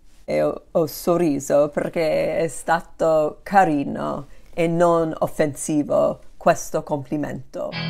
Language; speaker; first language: Italian; non-native, fluent; English